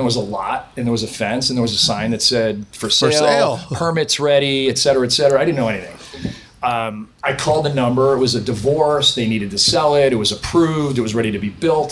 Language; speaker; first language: English; native; English